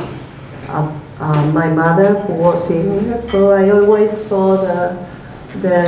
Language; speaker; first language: English; non-native, learner; Spanish